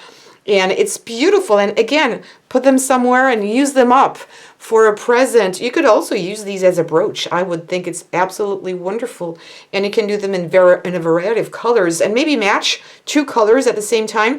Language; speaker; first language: English; non-native, fluent; French